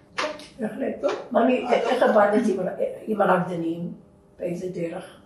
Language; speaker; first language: Hebrew; native; Hebrew